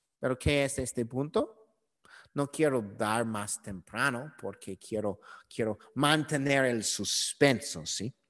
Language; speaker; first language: Spanish; non-native, learner; English